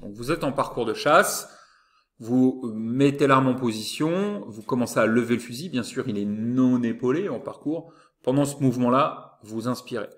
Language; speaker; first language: French; native; French